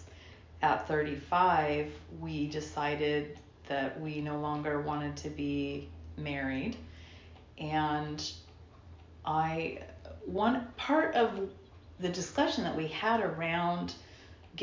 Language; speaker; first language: English; native; English